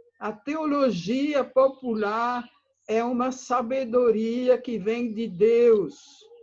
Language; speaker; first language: Portuguese; non-native, fluent; French